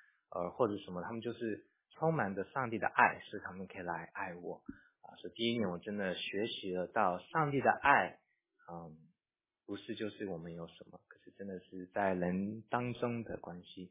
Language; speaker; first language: Chinese; early bilingual, heritage; English